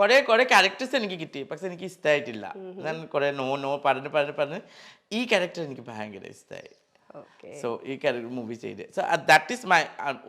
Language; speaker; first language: Malayalam; non-native, learner; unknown